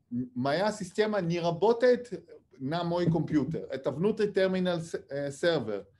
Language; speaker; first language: Russian; early bilingual, heritage; Russian